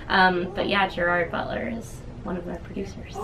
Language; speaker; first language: English; native; English